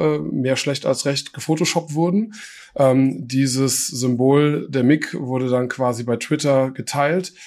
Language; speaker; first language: German; early bilingual, other home language; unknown